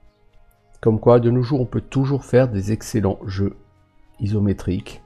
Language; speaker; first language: French; native; French